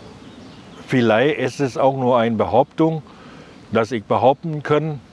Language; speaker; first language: German; non-native, learner; Thai